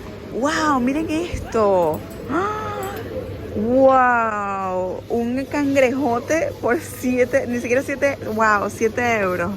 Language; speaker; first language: Spanish; native; Spanish